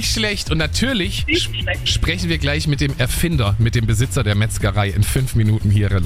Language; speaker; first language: German; native; German